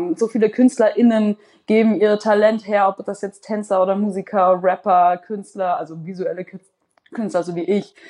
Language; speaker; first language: German; native; German